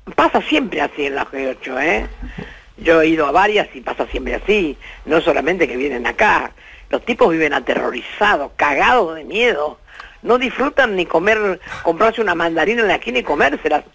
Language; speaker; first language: Spanish; native; Spanish